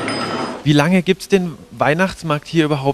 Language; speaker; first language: German; native; German